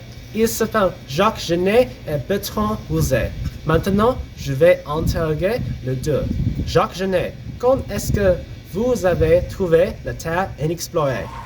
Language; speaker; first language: French; non-native, learner; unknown